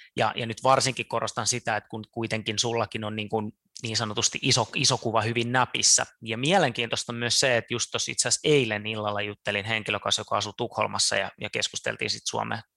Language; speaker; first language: Finnish; native; Finnish